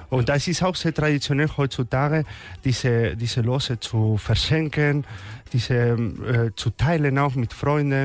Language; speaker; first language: German; non-native, fluent; Spanish